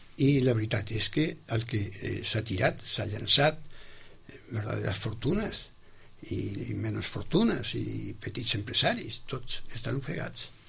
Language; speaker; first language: Catalan; non-native, local second language; Spanish